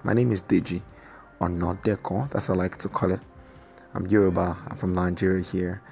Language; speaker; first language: English; non-native, local second language; Yoruba